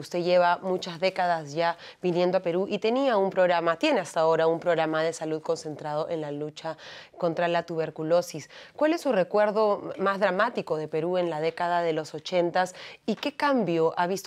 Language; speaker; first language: Spanish; native; Spanish